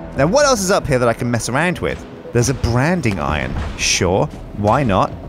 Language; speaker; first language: English; native; English